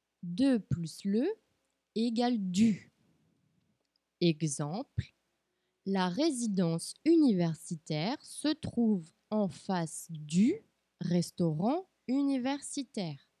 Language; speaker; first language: French; non-native, fluent; Portuguese